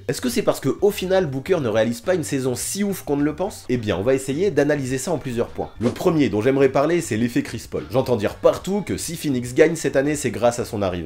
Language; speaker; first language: French; native; French